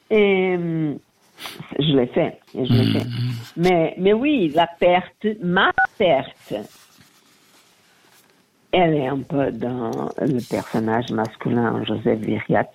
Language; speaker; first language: French; non-native, learner; Portuguese